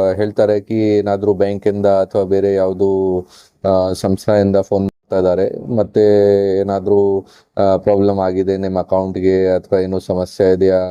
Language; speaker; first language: Kannada; non-native, fluent; Hindi